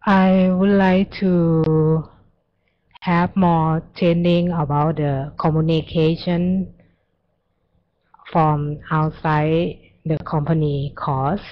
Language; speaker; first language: English; non-native, learner; Thai